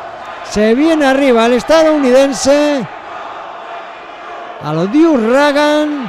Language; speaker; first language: Spanish; native; Spanish